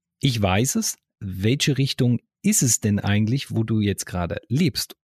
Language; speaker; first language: German; native; German